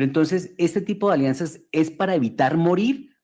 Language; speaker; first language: Spanish; native; Spanish